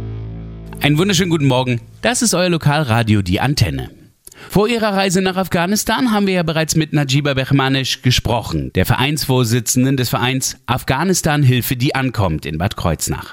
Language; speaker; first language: German; native; German